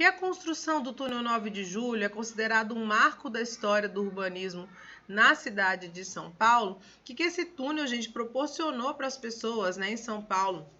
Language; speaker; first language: Portuguese; native; Portuguese